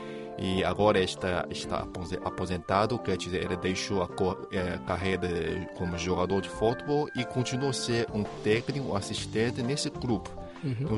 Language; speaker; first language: Portuguese; non-native, fluent; Chinese